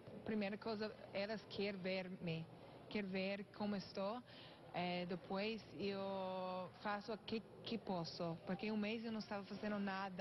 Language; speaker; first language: Portuguese; non-native, learner; English